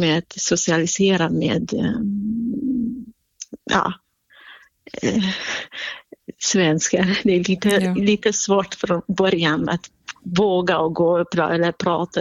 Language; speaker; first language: Swedish; non-native, fluent; Central Kurdish